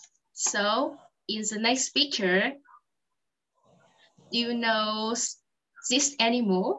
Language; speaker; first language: English; non-native, fluent; Vietnamese